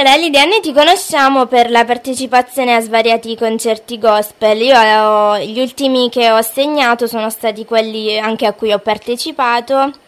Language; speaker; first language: Italian; native; Italian